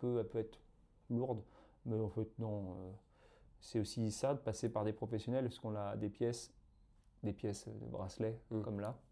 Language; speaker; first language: French; native; French